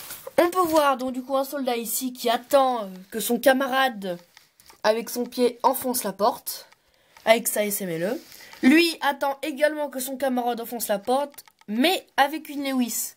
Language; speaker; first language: French; native; French